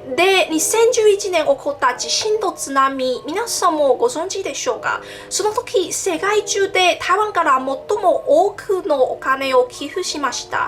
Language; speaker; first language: Japanese; non-native, learner; Min Nan Chinese